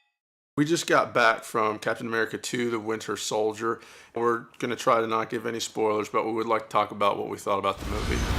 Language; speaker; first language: English; native; English